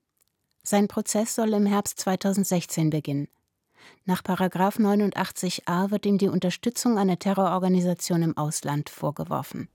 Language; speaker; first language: German; native; German